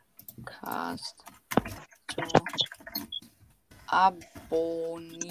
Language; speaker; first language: German; native; German